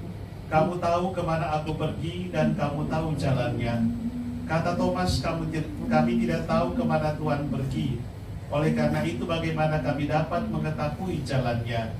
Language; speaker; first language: Indonesian; native; Indonesian